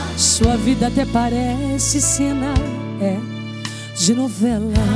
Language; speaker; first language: Portuguese; native; Portuguese